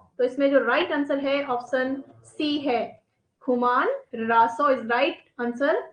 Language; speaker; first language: Hindi; native; Hindi